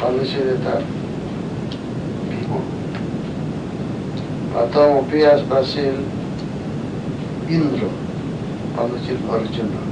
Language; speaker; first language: Russian; non-native, learner; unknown